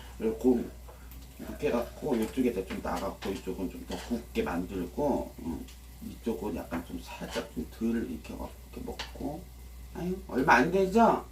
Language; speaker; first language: Korean; native; Korean